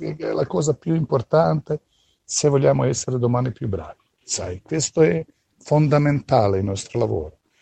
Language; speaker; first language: Italian; non-native, fluent; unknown